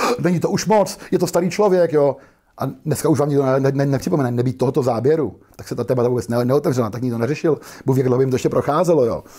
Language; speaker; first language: Czech; native; Czech